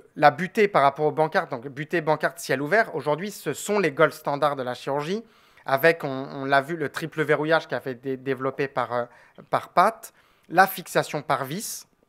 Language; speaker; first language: French; native; French